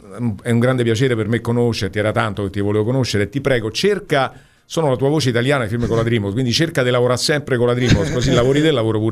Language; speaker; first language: Italian; native; Italian